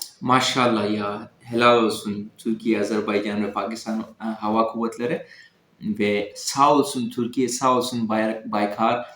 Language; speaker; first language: Turkish; non-native, fluent; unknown